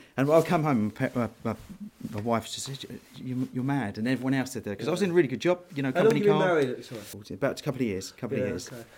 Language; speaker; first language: English; native; English